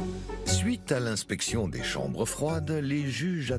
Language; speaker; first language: French; native; French